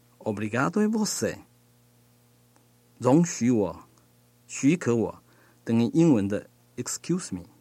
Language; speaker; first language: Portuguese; non-native, learner; Chinese